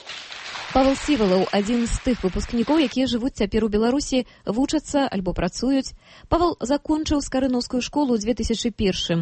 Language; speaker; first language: Belarusian; native; Belarusian